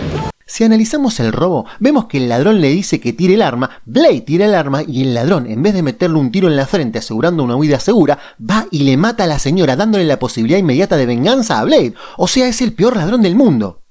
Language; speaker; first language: Spanish; native; Spanish